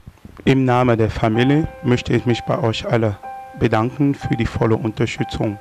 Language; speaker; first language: German; non-native, fluent; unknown